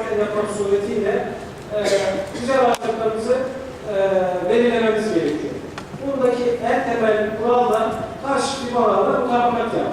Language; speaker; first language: Turkish; native; Turkish